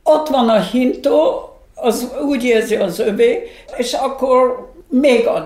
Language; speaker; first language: Hungarian; early bilingual, heritage; Hungarian